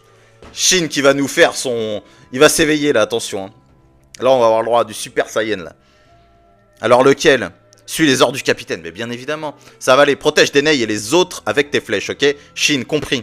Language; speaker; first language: French; native; French